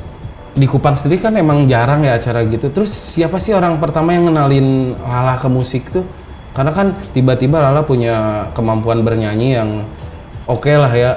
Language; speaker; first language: Indonesian; native; Indonesian